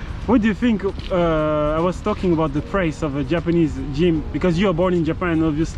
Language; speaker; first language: English; non-native, learner; French